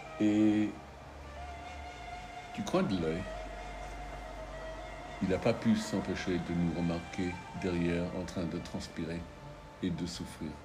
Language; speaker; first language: French; non-native, fluent; English